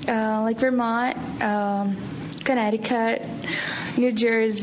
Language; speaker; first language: English; non-native, fluent; Portuguese